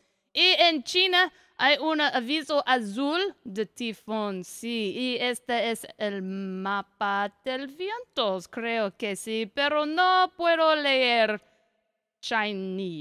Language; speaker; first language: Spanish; non-native, learner; English